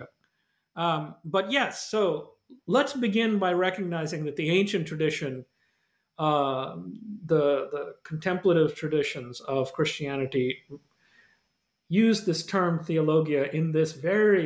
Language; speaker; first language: English; non-native, local second language; Malayalam